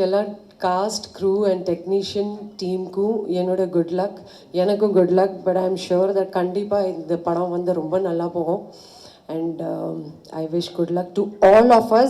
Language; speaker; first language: Tamil; non-native, fluent; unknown